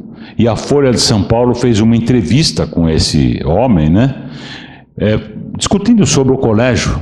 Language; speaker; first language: Portuguese; native; Portuguese